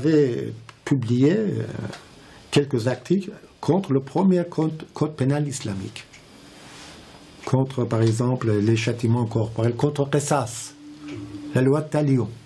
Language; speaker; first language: French; non-native, fluent; Persian